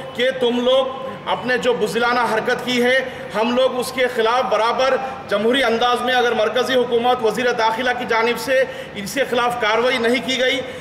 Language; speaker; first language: Urdu; native; Urdu